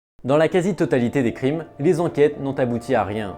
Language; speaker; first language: French; native; French